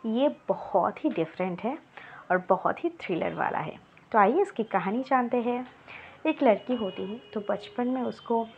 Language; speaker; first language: Hindi; non-native, local second language; Bangla